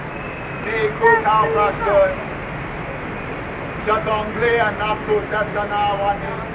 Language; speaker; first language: Thai; non-native, learner; English